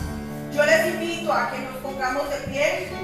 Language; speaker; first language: Spanish; native; Spanish